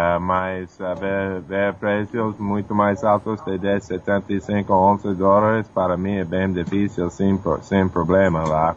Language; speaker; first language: Portuguese; non-native, fluent; English